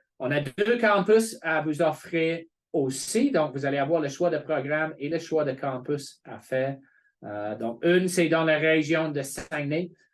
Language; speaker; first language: French; non-native, fluent; English